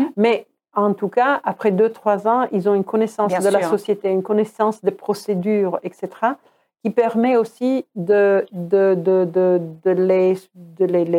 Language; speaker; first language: French; non-native, fluent; Croatian